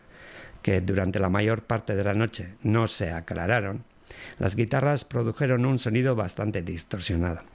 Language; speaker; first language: Spanish; non-native, local second language; Basque